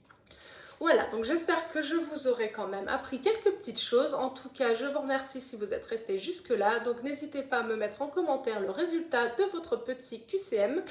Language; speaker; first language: French; native; French